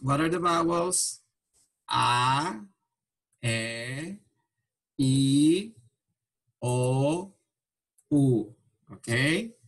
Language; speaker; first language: English; non-native, local second language; Filipino